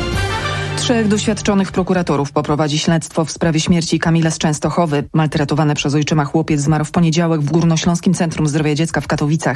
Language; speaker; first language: Polish; native; Polish